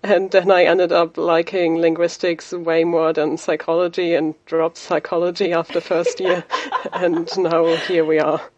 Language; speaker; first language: English; non-native, fluent; German